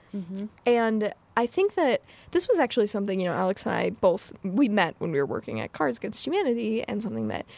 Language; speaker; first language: English; native; English